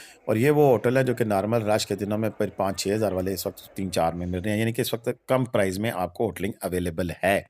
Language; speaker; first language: Hindi; non-native, local second language; Punjabi